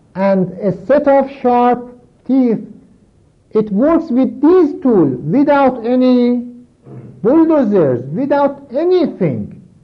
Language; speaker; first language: English; non-native, fluent; Persian